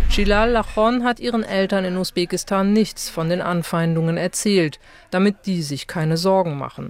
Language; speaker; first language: German; native; German